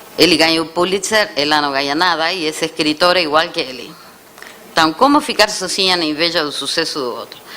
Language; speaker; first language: Portuguese; non-native, fluent; Spanish